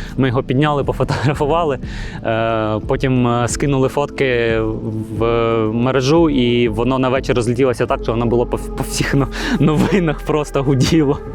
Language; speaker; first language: Ukrainian; non-native, local second language; Russian